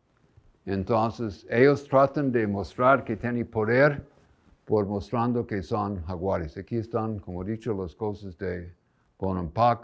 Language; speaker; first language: Spanish; non-native, fluent; English